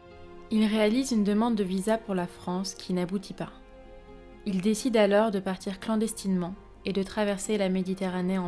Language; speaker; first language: French; native; French